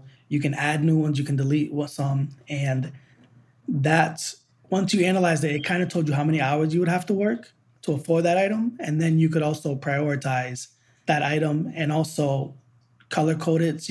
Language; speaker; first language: English; native; English